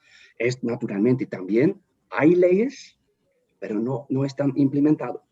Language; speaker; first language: Spanish; non-native, fluent; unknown